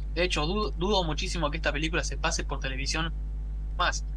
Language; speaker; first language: Spanish; native; Spanish